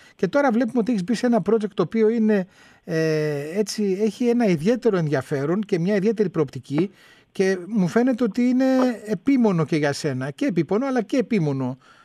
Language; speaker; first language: Greek; native; Greek